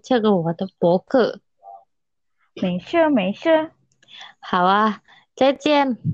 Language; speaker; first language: Chinese; non-native, learner; Indonesian